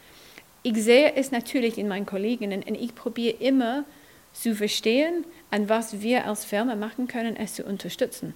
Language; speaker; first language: German; non-native, fluent; English